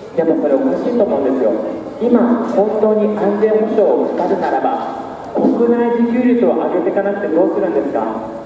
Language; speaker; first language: Japanese; native; Japanese